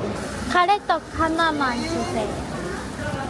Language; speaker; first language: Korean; non-native, learner; Japanese